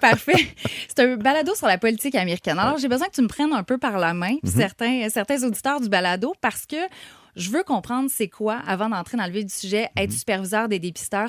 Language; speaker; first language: French; native; French